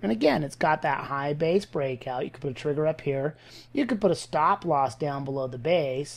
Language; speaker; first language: English; native; English